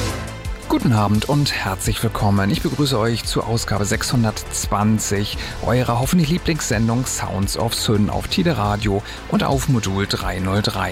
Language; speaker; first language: German; native; German